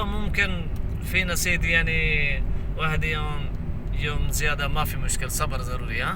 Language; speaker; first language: Arabic; non-native, learner; Urdu